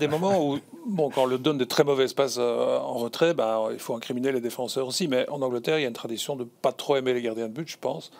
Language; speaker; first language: French; native; French